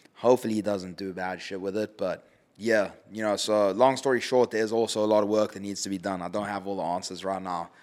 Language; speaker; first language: English; native; English